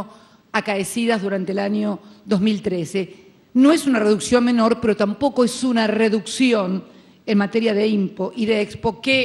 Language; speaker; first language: Spanish; native; Spanish